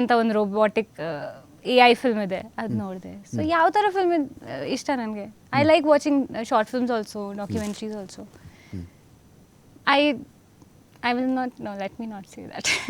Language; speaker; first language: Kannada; non-native, fluent; Hindi